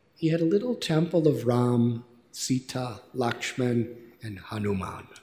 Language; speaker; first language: English; native; English